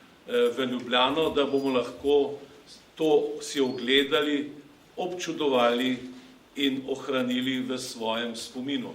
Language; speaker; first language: Slovenian; native; Slovenian